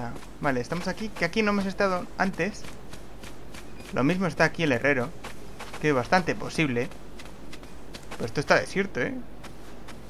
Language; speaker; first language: Spanish; native; Spanish